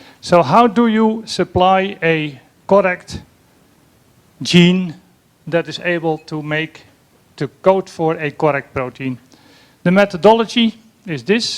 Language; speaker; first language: English; non-native, fluent; Dutch